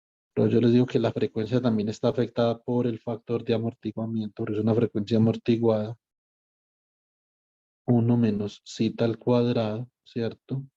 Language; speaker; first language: Spanish; native; Spanish